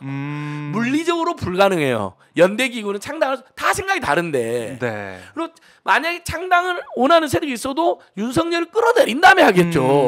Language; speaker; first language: Korean; native; Korean